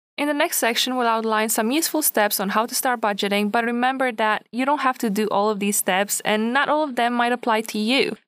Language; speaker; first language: English; non-native, fluent; Romanian